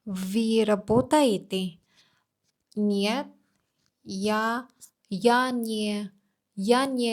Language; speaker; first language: Russian; non-native, learner; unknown